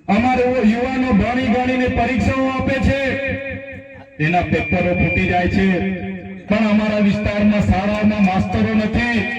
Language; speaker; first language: Gujarati; non-native, local second language; Vasavi